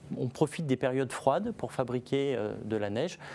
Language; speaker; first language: French; native; French